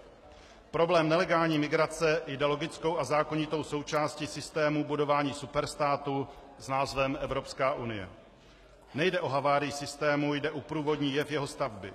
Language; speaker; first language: Czech; native; Czech